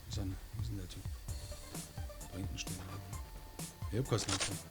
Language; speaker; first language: German; native; German